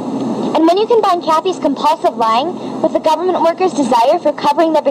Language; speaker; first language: English; native; English